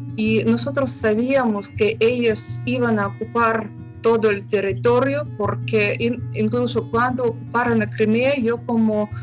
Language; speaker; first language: Spanish; non-native, fluent; Ukrainian